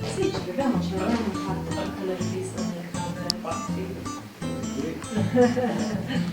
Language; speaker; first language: Italian; native; Italian